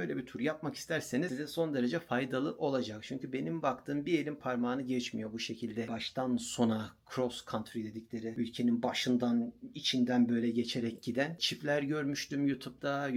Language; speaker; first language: Turkish; native; Turkish